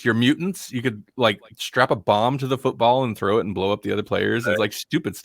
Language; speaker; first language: English; native; English